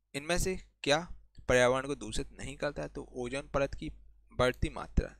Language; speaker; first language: Hindi; native; Hindi